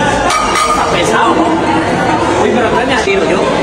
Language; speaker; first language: Spanish; native; Spanish